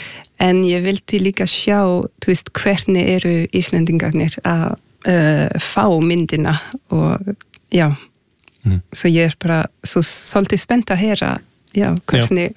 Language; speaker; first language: Icelandic; non-native, fluent; French